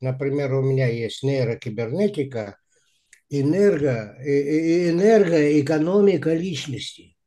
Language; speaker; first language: Russian; native; Russian